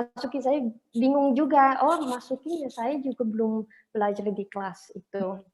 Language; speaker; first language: Indonesian; non-native, learner; Dutch